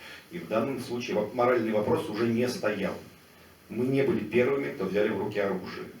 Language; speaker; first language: Russian; native; Russian